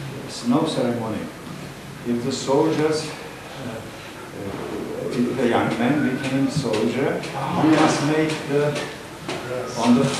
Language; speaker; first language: English; non-native, fluent; Czech